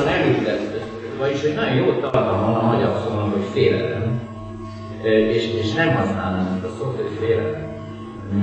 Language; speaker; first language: Hungarian; non-native, fluent; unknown